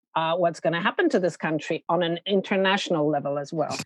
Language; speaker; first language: English; non-native, fluent; Polish